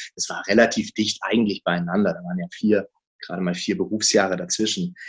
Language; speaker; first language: German; native; German